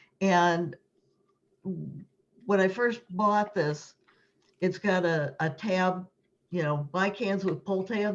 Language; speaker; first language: English; native; English